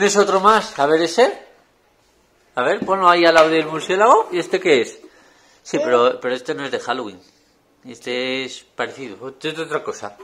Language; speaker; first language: Spanish; native; Spanish